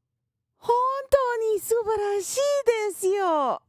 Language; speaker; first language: Japanese; non-native, learner; English